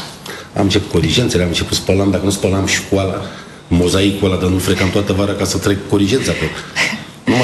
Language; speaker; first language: Romanian; native; Romanian